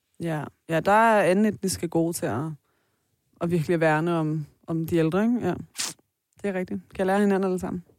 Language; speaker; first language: Danish; early bilingual, other home language; Persian